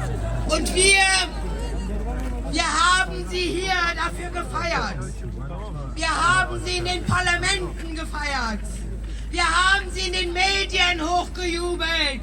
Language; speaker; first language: German; early bilingual, other home language; Kurdish